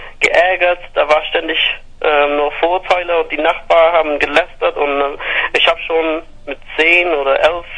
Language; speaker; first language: German; non-native, fluent; English